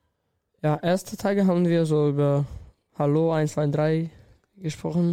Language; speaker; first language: German; non-native, learner; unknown